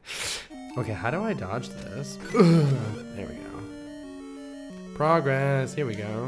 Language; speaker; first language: English; native; English